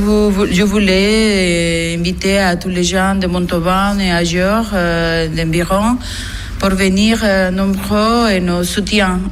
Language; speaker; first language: French; non-native, fluent; Spanish